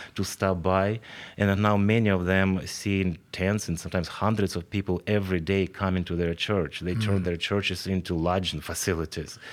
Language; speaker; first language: English; non-native, fluent; Ukrainian